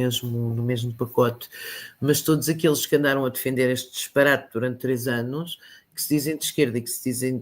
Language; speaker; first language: Portuguese; native; Portuguese